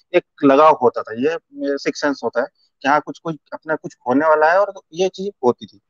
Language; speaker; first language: Hindi; native; Hindi